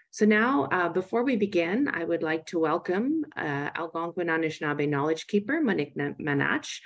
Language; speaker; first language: English; native; English